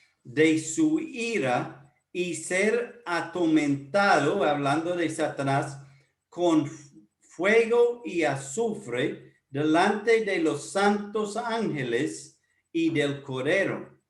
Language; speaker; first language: Spanish; non-native, fluent; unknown